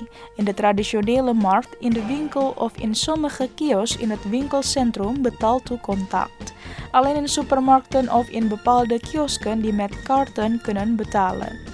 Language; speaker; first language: Dutch; non-native, learner; Indonesian